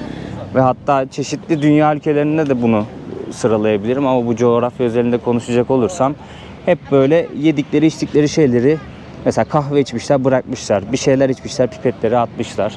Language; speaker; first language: Turkish; native; Turkish